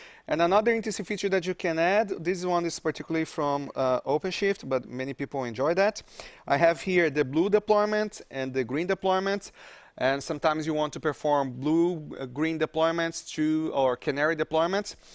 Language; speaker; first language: English; non-native, fluent; Portuguese